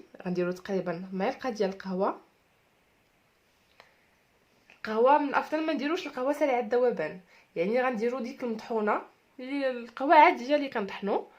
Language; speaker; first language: Arabic; native; Arabic